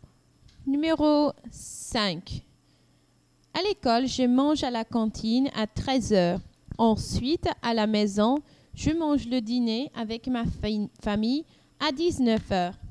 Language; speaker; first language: French; non-native, learner; English